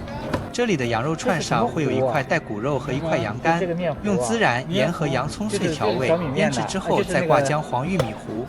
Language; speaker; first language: Chinese; native; Chinese